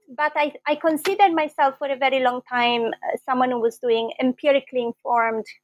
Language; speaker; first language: English; non-native, fluent; Italian